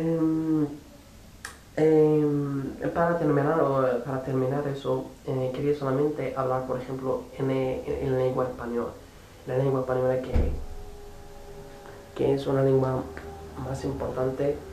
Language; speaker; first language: Spanish; non-native, learner; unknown